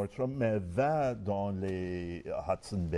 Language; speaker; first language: French; non-native, learner; English